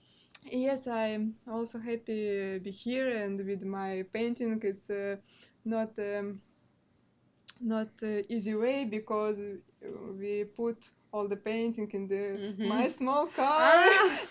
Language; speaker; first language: English; non-native, learner; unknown